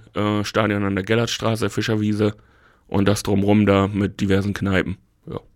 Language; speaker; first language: German; native; German